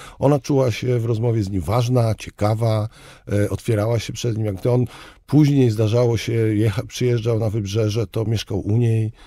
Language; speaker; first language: Polish; native; Polish